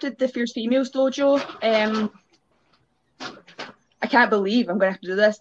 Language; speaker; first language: English; native; English